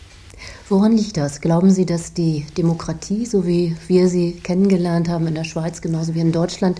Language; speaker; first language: German; native; German